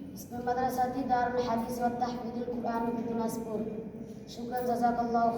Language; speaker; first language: Arabic; non-native, learner; Bangla